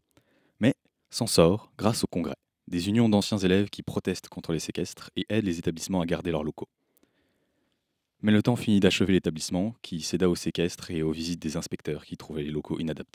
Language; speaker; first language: French; native; French